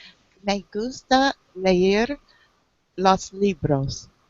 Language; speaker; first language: Spanish; non-native, learner; English